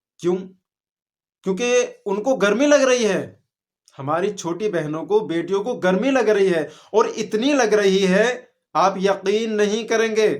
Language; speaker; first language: Urdu; native; Urdu